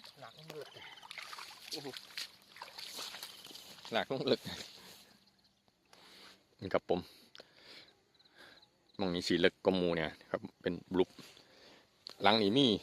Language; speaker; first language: Thai; non-native, local second language; Northeastern Thai